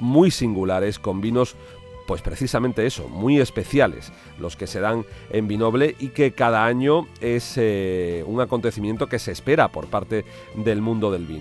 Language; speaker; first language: Spanish; native; Spanish